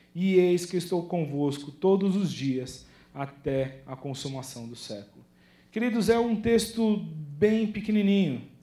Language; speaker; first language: Portuguese; native; Portuguese